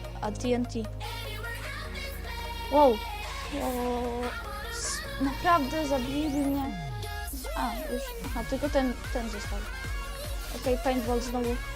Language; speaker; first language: Polish; native; Polish